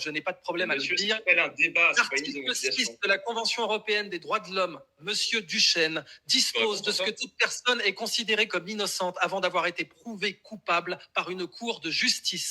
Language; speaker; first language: French; native; French